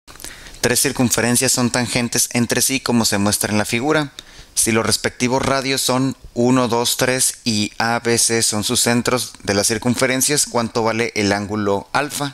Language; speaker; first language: Spanish; native; Spanish